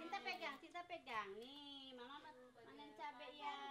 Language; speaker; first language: Indonesian; native; Indonesian